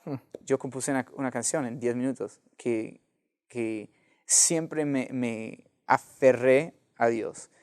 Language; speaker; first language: Spanish; non-native, fluent; English